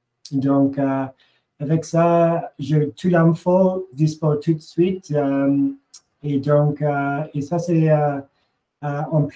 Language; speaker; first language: French; non-native, learner; English